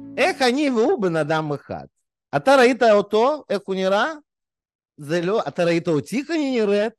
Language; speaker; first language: Hebrew; non-native, fluent; Russian